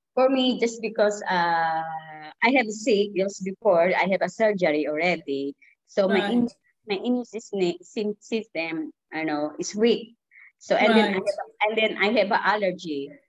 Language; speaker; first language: English; non-native, local second language; Filipino